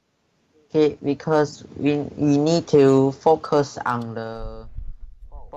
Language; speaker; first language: English; non-native, learner; Chinese